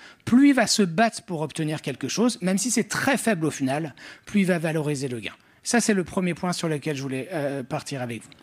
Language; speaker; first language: French; native; French